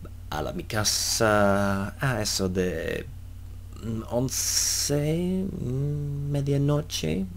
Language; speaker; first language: Spanish; non-native, learner; English